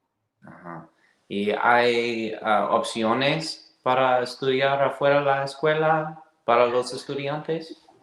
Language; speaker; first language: Spanish; non-native, learner; English